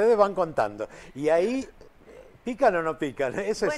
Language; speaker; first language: Spanish; native; Spanish